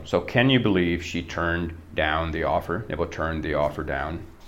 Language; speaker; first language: English; non-native, fluent; Czech